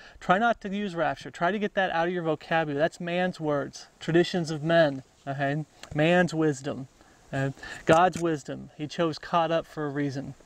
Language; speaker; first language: English; native; English